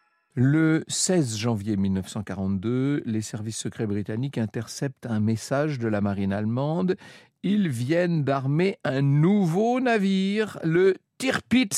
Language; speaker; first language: French; native; French